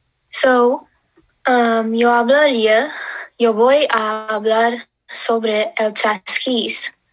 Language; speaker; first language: Spanish; non-native, learner; English